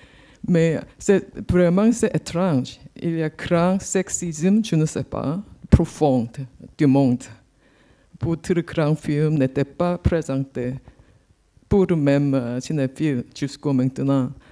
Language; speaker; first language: French; non-native, learner; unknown